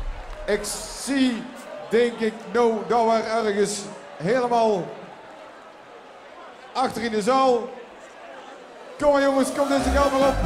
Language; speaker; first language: Dutch; native; Dutch